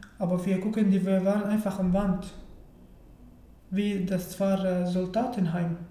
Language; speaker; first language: German; non-native, learner; Arabic